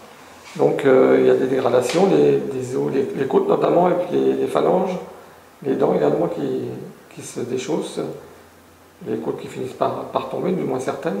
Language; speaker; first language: French; native; French